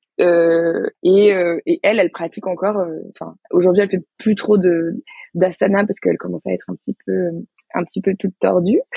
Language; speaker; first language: French; native; French